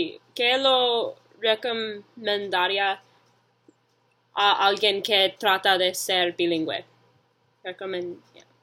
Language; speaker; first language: Spanish; early bilingual, heritage; English